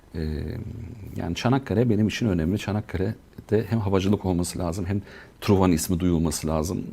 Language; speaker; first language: Turkish; native; Turkish